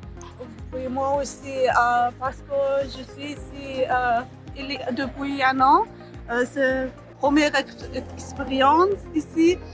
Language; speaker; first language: French; non-native, learner; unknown